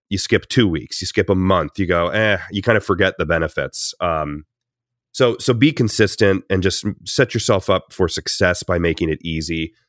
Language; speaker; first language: English; native; English